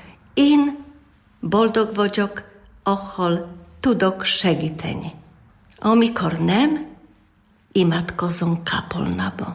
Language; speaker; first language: Hungarian; non-native, learner; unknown